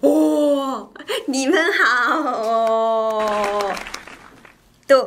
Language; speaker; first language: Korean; non-native, fluent; Chinese